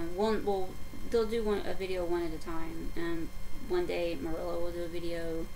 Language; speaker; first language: English; native; English